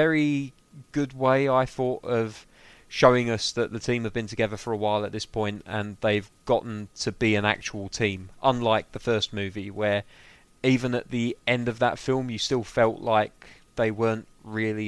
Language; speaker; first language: English; native; English